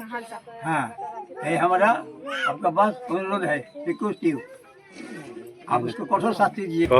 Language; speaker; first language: Hindi; non-native, local second language; Bangla